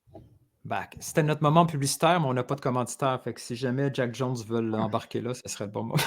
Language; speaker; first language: French; native; French